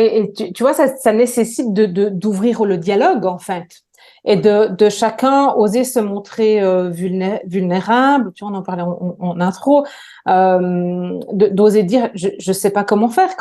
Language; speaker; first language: French; native; French